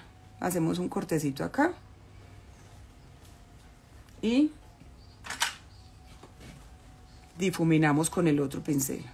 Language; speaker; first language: Spanish; native; Spanish